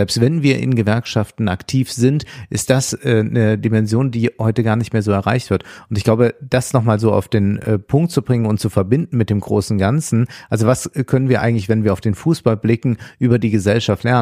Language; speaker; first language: German; native; German